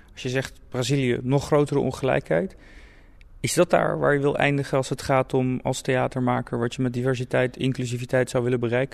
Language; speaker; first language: Dutch; native; Dutch